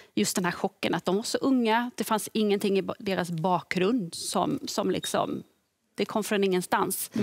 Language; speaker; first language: Swedish; native; Swedish